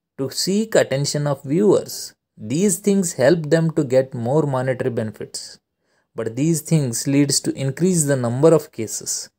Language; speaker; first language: Hindi; native; Hindi